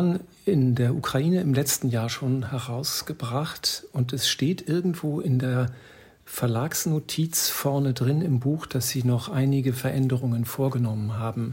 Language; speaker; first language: German; native; German